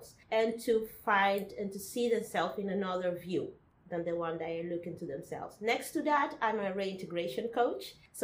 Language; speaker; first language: English; non-native, fluent; Spanish